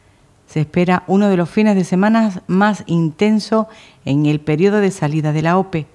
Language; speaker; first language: Spanish; native; Spanish